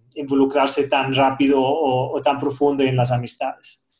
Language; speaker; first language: Spanish; non-native, fluent; German